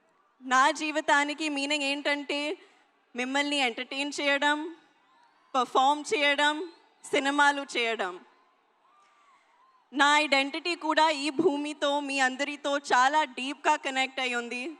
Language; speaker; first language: Telugu; non-native, learner; Hindi